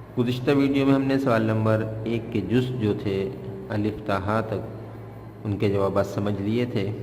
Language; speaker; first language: Urdu; native; Urdu